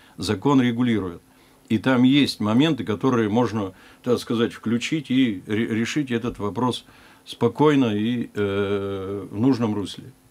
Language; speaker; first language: Russian; native; Russian